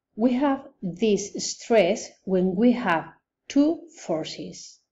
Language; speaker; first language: English; non-native, fluent; Spanish